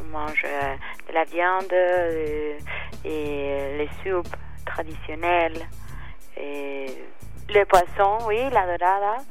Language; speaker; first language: French; non-native, fluent; Spanish